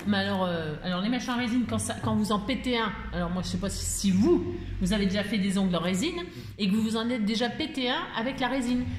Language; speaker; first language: French; native; French